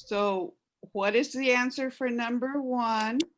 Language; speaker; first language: English; native; English